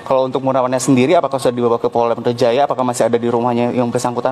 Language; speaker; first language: Indonesian; native; Indonesian